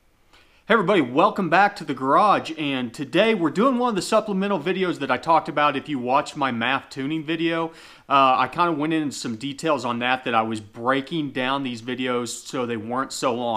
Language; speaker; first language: English; native; English